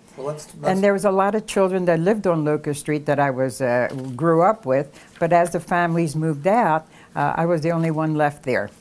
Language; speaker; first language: English; native; English